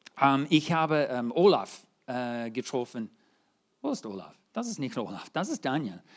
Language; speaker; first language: German; non-native, fluent; English